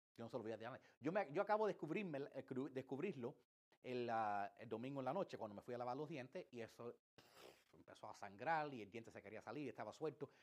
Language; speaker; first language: Spanish; early bilingual, heritage; English